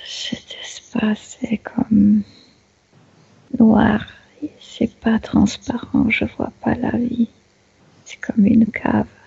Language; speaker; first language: French; non-native, fluent; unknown